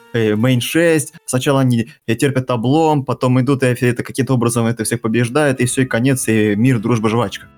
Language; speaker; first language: Russian; native; Russian